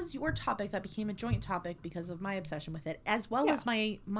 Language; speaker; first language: English; native; English